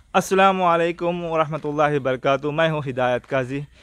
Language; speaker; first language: Hindi; non-native, local second language; Konkani